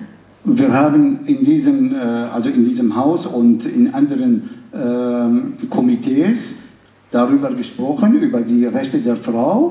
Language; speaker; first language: German; non-native, fluent; Arabic